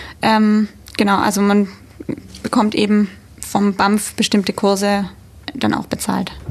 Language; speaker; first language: German; native; German